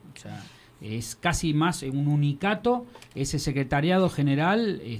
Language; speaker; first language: Spanish; native; Spanish